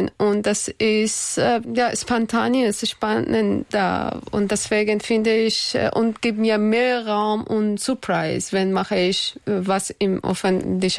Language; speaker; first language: German; non-native, fluent; Persian